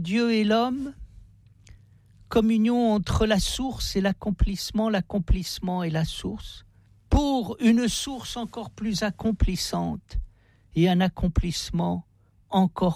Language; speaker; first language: French; native; French